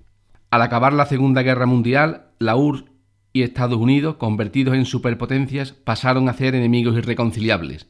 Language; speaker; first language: Spanish; native; Spanish